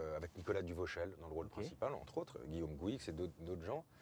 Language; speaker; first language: French; native; French